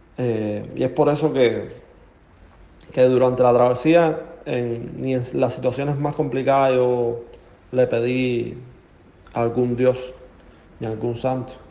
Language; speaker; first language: Spanish; native; Spanish